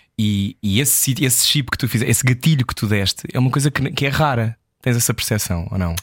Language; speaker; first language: Portuguese; native; Portuguese